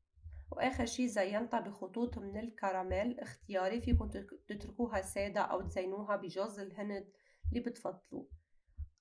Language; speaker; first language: Arabic; native; Arabic